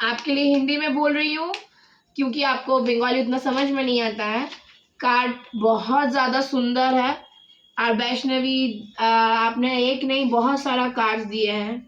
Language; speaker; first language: Hindi; non-native, local second language; Bangla